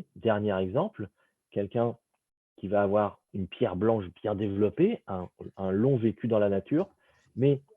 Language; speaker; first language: French; native; French